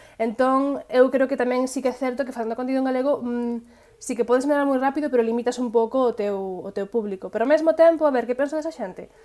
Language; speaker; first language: Galician; native; Galician